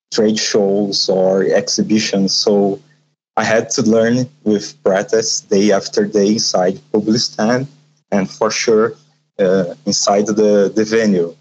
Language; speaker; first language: English; non-native, learner; Portuguese